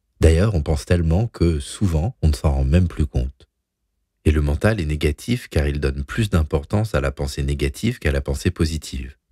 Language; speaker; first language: French; native; French